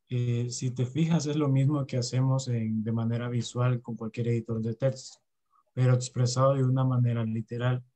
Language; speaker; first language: Spanish; native; Spanish